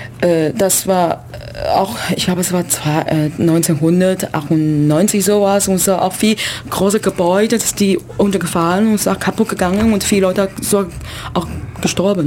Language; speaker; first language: German; non-native, learner; Chinese